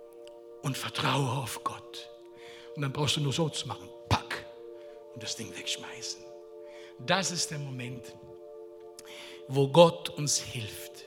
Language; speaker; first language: German; non-native, fluent; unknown